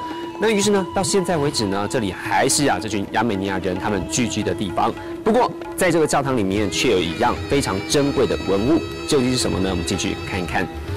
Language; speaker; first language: Chinese; native; Chinese